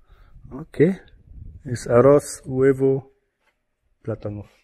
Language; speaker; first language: Spanish; non-native, learner; German